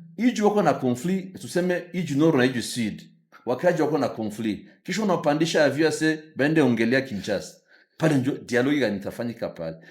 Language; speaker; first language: Swahili; native; Swahili